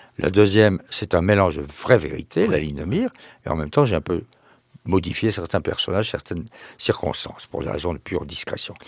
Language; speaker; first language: French; native; French